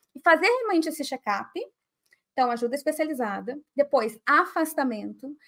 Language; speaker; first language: Portuguese; native; Portuguese